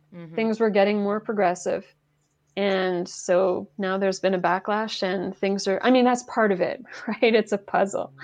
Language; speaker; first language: English; non-native, fluent; French